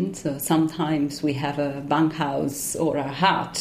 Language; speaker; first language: English; non-native, fluent; Italian